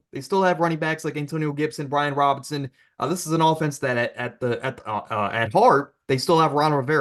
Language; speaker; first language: English; native; English